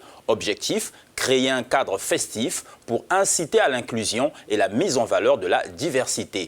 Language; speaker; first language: French; native; French